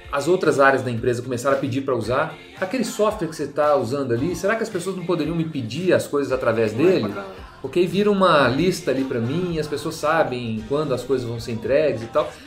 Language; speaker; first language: Portuguese; native; Portuguese